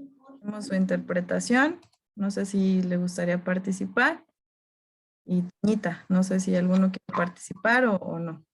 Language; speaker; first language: Spanish; native; Spanish